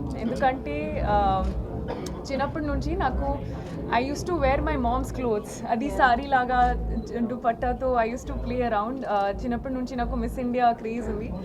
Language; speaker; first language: Telugu; non-native, learner; Haryanvi